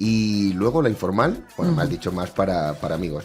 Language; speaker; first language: Spanish; native; Spanish